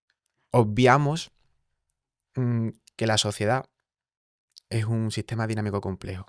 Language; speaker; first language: Spanish; native; Spanish